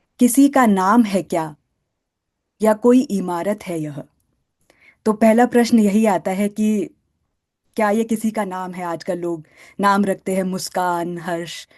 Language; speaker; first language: Hindi; native; Hindi